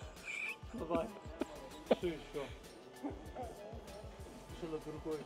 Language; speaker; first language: Russian; non-native, learner; Persian